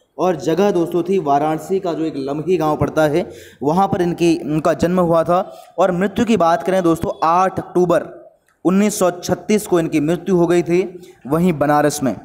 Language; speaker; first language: Hindi; native; Hindi